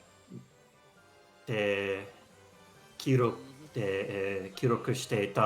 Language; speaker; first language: Japanese; non-native, learner; English